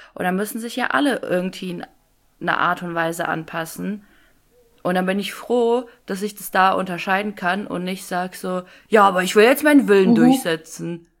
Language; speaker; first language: German; early bilingual, other home language; Polish